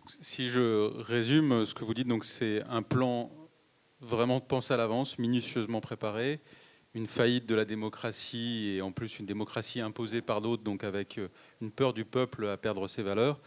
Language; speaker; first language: French; native; French